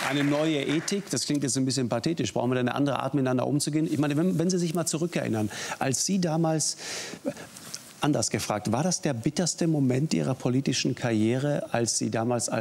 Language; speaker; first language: German; native; German